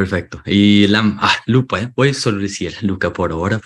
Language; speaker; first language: Spanish; non-native, fluent; English